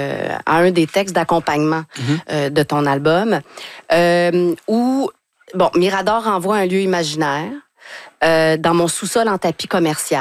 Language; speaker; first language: French; native; French